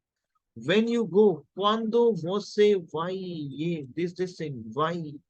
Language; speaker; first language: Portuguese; non-native, learner; Hindi